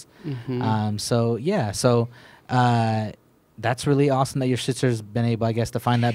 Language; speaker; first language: English; native; English